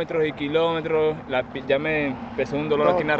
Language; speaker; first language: Spanish; native; Spanish